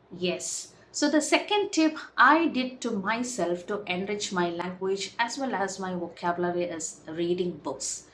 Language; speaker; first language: English; non-native, local second language; Malayalam